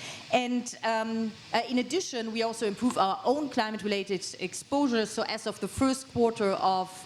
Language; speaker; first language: English; non-native, fluent; German